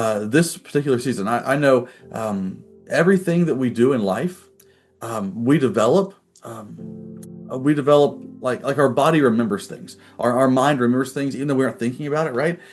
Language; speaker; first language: English; native; English